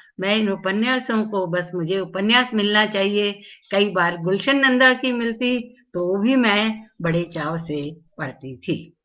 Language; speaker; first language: Hindi; non-native, local second language; Tamil